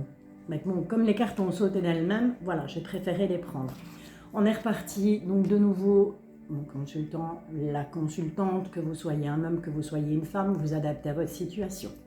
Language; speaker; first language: French; native; French